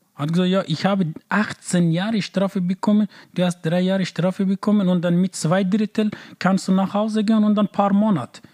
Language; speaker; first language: German; non-native, learner; Persian